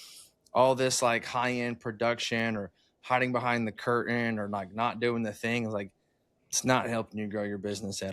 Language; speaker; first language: English; native; English